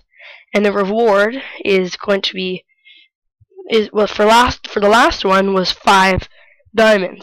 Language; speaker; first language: English; native; English